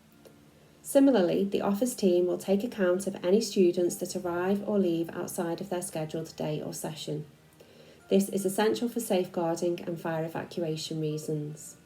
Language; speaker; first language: English; native; English